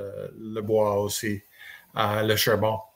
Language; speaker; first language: French; non-native, learner; English